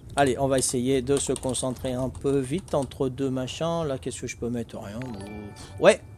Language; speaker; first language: French; native; French